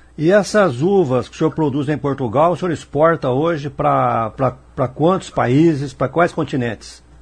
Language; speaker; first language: Portuguese; native; Portuguese